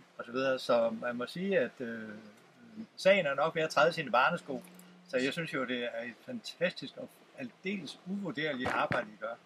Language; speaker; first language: Danish; native; Danish